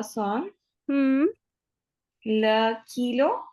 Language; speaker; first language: French; non-native, learner; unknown